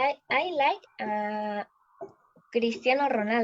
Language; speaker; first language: English; non-native, learner; Spanish